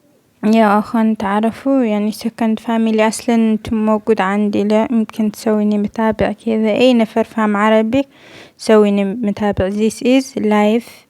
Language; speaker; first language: Arabic; non-native, learner; Amharic